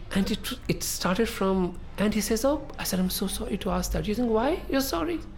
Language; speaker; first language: English; non-native, local second language; Punjabi